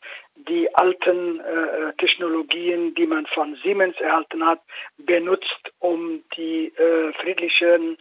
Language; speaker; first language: German; non-native, fluent; Kurdish